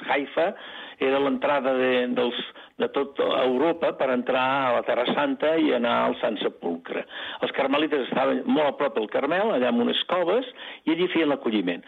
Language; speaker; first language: Catalan; native; Catalan